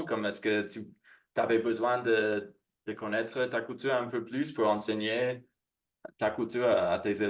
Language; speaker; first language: French; non-native, fluent; English